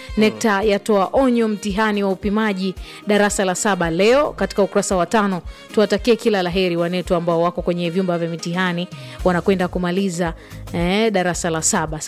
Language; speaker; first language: Swahili; native; Swahili